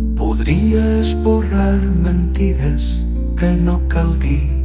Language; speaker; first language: Spanish; native; Spanish